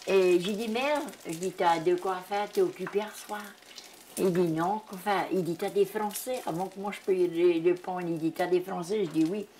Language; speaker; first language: French; native; French